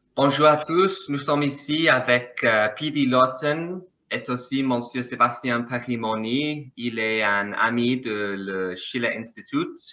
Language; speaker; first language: French; non-native, learner; English